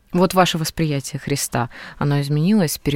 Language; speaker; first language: Russian; native; Russian